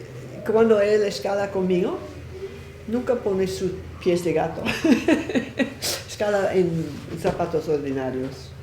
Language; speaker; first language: Spanish; non-native, fluent; English